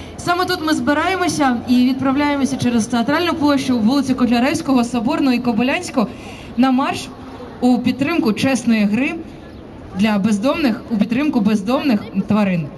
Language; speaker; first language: Ukrainian; native; Ukrainian